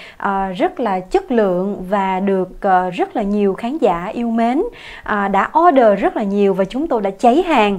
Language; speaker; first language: Vietnamese; native; Vietnamese